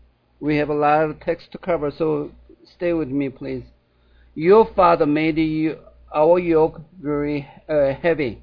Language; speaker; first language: English; non-native, fluent; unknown